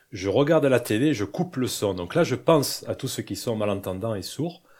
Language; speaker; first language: French; native; French